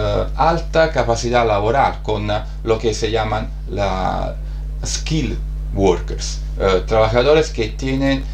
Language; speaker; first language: Spanish; non-native, fluent; Italian